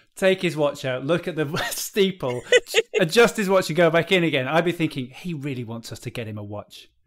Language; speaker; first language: English; native; English